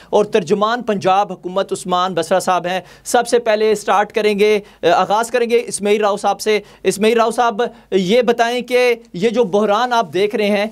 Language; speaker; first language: Urdu; native; Urdu